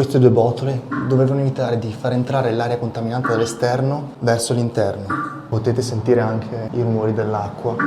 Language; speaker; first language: Italian; native; Italian